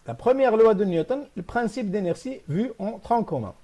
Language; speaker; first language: French; non-native, local second language; Arabic